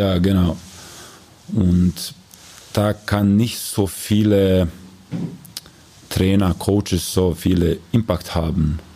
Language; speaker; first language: German; non-native, learner; Croatian